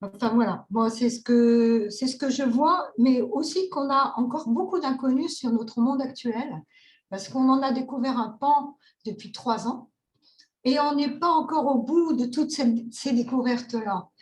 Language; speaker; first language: French; native; French